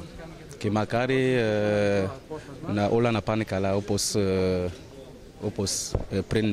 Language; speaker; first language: Greek; non-native, fluent; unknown